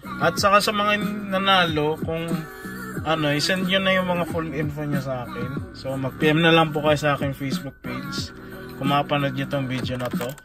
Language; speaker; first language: Filipino; native; Filipino